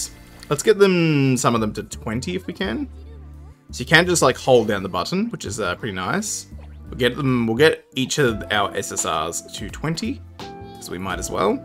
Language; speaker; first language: English; native; English